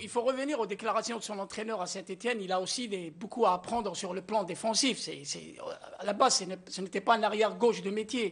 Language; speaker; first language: French; non-native, local second language; Arabic